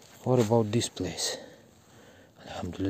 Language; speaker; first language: English; non-native, learner; Russian